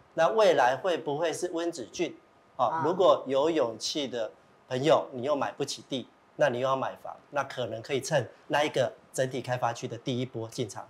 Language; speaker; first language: Chinese; native; Chinese